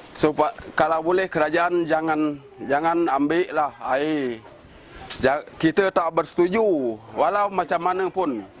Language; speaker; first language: Malay; non-native, local second language; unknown